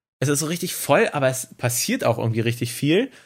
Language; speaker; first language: German; native; German